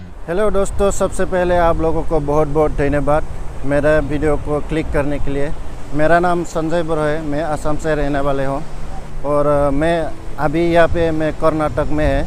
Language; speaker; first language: Hindi; non-native, local second language; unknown